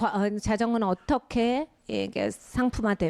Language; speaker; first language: Korean; native; Korean